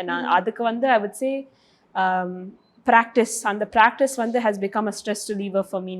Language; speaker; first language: Tamil; early bilingual, heritage; Tamil